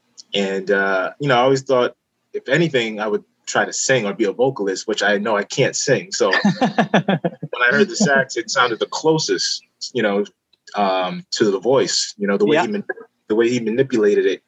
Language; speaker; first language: English; native; English